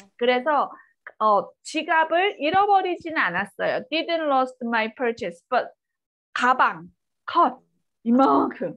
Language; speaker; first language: Korean; native; Korean